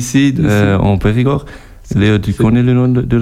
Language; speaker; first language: French; non-native, local second language; German